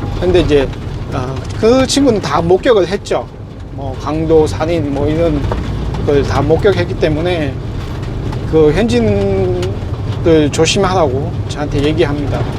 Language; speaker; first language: Korean; native; Korean